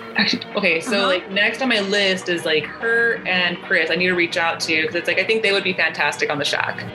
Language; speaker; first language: English; native; English